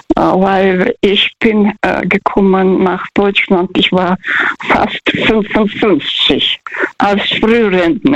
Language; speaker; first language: German; non-native, fluent; Russian